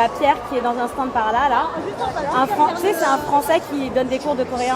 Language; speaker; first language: French; native; French